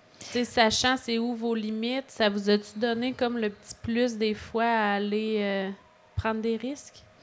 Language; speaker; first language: French; native; French